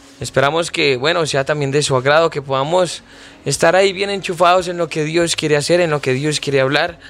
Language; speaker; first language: Spanish; native; Spanish